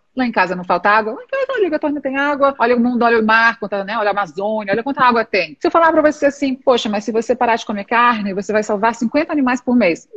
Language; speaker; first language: Portuguese; native; Portuguese